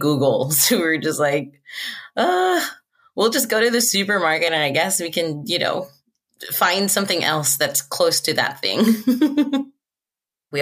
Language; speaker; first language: English; non-native, local second language; Hiligaynon